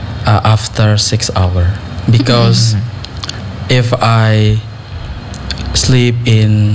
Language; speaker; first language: English; non-native, learner; Indonesian